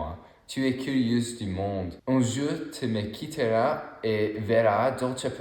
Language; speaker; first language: French; non-native, learner; English